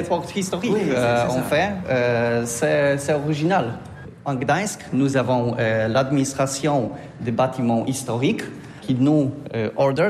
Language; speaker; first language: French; non-native, learner; Polish